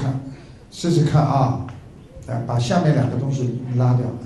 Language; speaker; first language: Chinese; native; Chinese